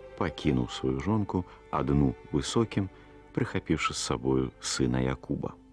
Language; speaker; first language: Belarusian; native; Belarusian